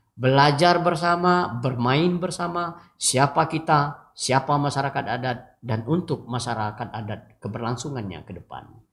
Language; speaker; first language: Indonesian; non-native, local second language; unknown